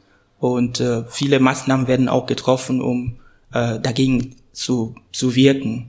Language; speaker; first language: German; non-native, fluent; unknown